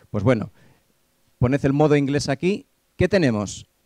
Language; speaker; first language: Spanish; native; Spanish